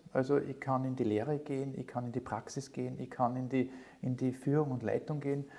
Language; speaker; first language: German; native; German